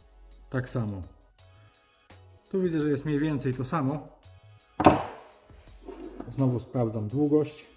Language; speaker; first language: Polish; native; Polish